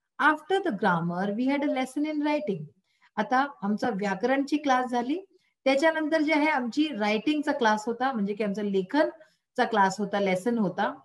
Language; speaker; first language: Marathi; non-native, local second language; Hindi